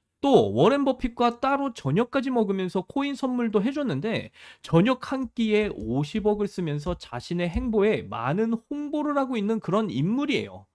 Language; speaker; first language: Korean; native; Korean